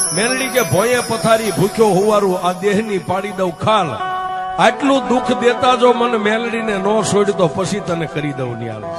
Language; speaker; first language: Gujarati; native; Gujarati